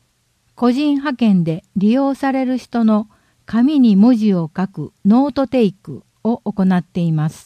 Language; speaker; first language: Japanese; native; Japanese